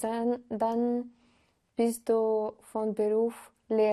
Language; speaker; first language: German; non-native, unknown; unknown